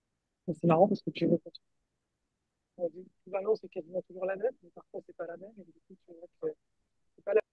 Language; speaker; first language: French; non-native, local second language; Dutch